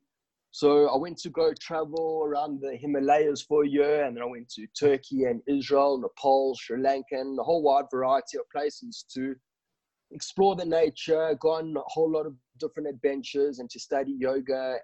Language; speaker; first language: English; native; English